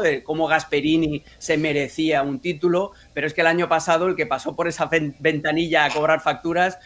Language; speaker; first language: Spanish; native; Spanish